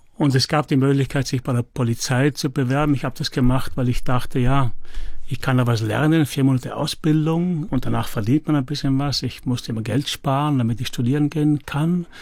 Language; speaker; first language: German; native; German